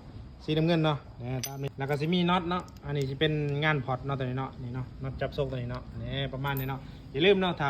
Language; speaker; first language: Thai; non-native, local second language; Lao